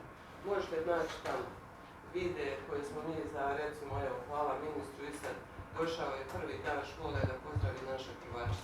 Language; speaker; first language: Bosnian; native; Bosnian